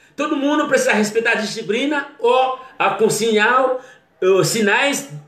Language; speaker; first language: Portuguese; non-native, learner; Haitian Creole